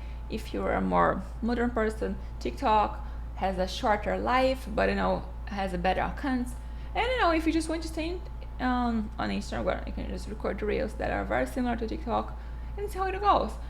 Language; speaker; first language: English; non-native, fluent; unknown